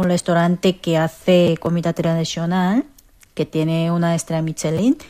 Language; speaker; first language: Spanish; non-native, fluent; Korean